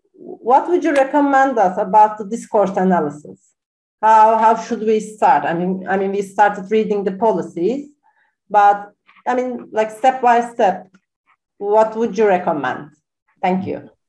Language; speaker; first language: English; non-native, fluent; Turkish